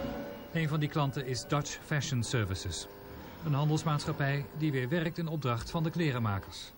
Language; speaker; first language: Dutch; native; Dutch